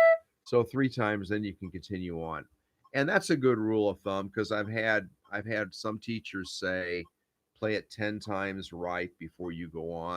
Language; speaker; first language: English; native; English